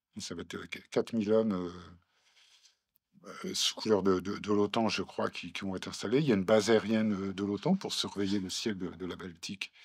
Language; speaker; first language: French; native; French